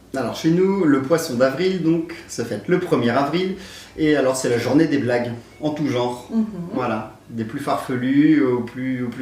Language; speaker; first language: French; native; French